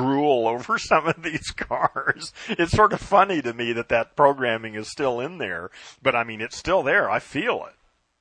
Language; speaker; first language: English; native; English